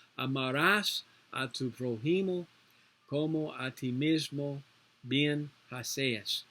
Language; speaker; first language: Spanish; non-native, learner; English